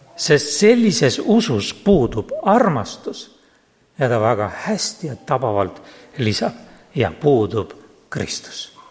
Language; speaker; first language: Estonian; non-native, local second language; Russian